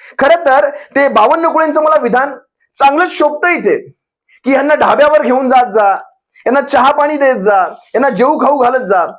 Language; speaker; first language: Marathi; native; Marathi